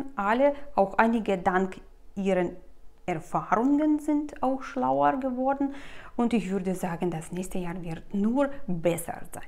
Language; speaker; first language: German; non-native, fluent; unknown